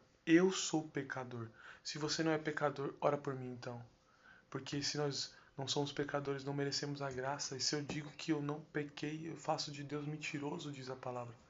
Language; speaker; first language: Portuguese; native; Portuguese